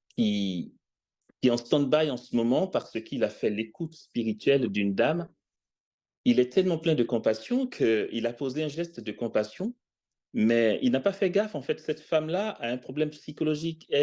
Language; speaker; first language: French; native; French